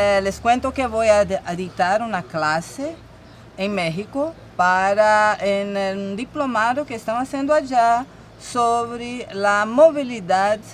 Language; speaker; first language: Spanish; non-native, fluent; Portuguese